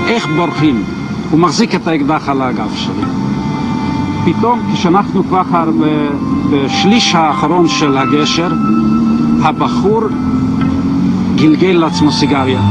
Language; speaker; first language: Hebrew; non-native, fluent; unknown